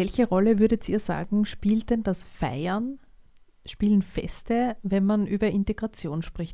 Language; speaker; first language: German; native; German